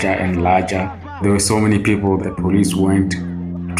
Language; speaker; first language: English; non-native, local second language; Zulu